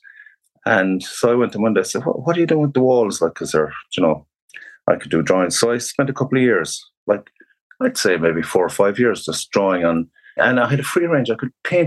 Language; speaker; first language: English; native; English